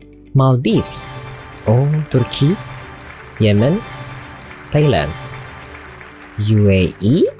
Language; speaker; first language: English; non-native, learner; Indonesian